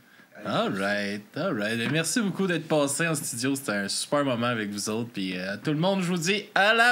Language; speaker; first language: French; native; French